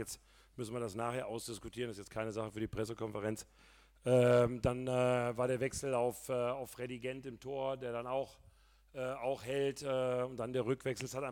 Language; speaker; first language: German; native; German